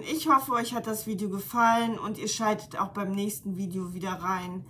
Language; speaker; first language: German; native; German